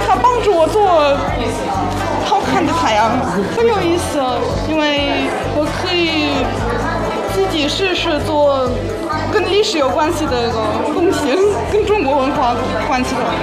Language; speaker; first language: Chinese; non-native, learner; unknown